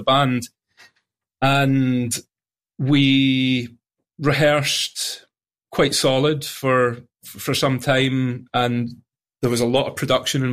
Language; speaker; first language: English; native; English